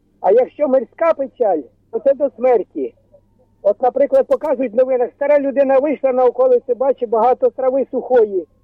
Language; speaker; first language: Ukrainian; native; Ukrainian